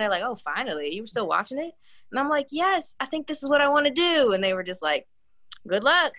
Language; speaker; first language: English; native; English